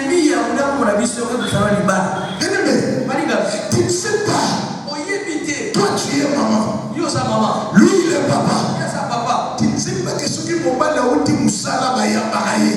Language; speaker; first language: French; non-native, local second language; Lingala